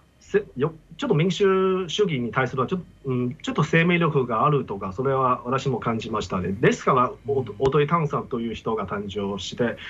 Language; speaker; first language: Japanese; non-native, fluent; Chinese